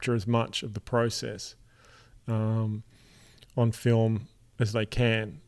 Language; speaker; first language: English; native; English